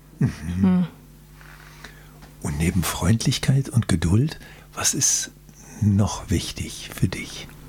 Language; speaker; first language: German; native; German